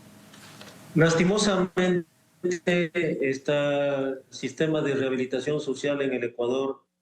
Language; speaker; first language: Spanish; native; Spanish